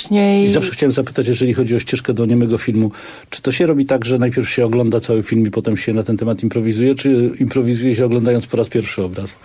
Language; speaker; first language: Polish; native; Polish